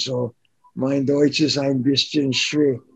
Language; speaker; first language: German; non-native, learner; English